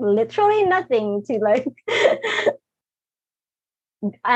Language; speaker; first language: English; non-native, local second language; Filipino